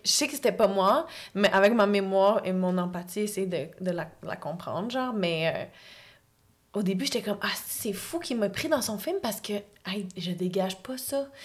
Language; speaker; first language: French; native; French